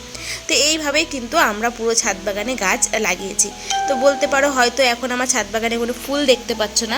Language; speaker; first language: Bangla; native; Bangla